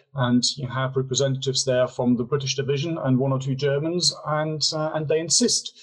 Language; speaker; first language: English; non-native, fluent; German